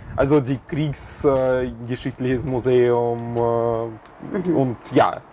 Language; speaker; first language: German; non-native, fluent; Russian